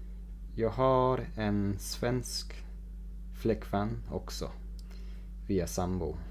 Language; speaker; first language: Swedish; non-native, learner; English